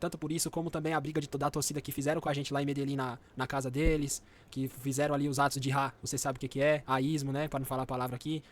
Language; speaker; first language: Portuguese; native; Portuguese